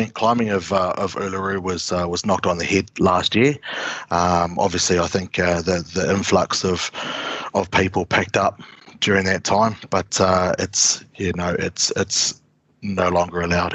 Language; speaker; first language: English; native; English